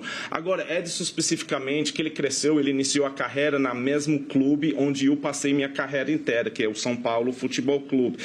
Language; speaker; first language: Portuguese; non-native, fluent; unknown